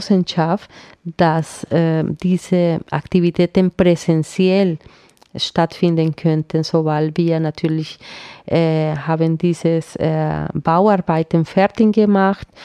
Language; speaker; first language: German; non-native, fluent; Spanish